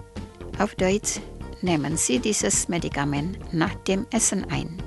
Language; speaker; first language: German; non-native, fluent; Indonesian